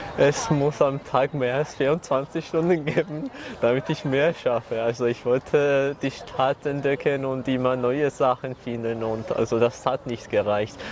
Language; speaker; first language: German; non-native, fluent; Georgian